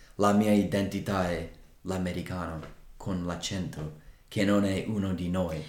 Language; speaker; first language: Italian; non-native, fluent; English